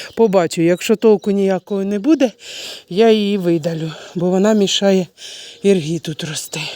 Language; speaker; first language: Ukrainian; native; Ukrainian